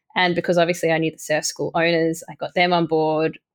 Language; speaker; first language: English; native; English